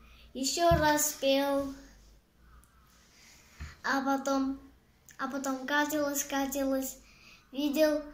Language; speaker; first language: Russian; non-native, learner; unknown